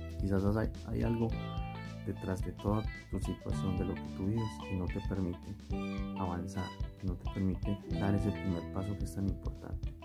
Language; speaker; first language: Spanish; native; Spanish